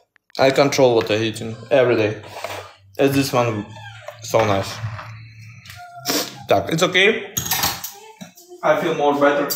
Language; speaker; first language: English; non-native, learner; Russian